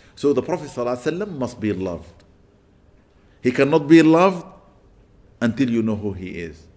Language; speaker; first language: English; non-native, fluent; Arabic